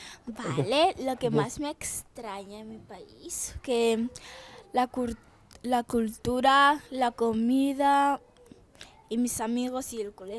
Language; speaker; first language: Spanish; early bilingual, other home language; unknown